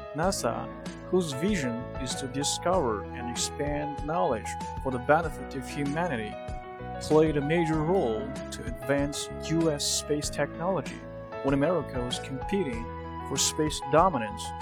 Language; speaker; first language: English; non-native, fluent; Chinese